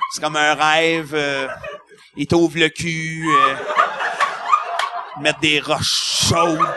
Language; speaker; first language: French; native; French